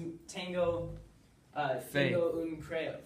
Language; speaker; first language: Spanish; non-native, learner; English